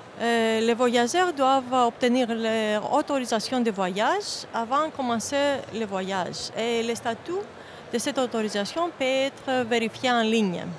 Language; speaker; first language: French; non-native, fluent; Greek